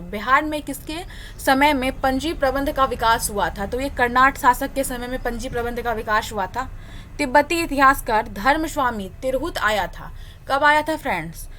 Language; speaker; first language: Hindi; native; Hindi